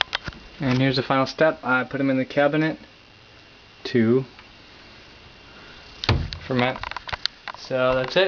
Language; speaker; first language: English; native; English